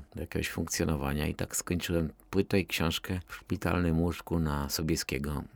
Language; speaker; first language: Polish; native; Polish